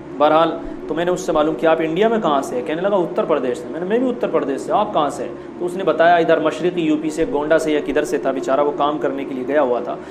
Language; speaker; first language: Urdu; native; Urdu